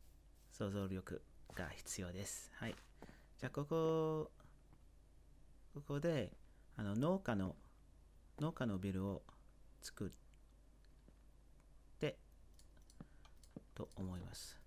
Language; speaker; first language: Japanese; non-native, learner; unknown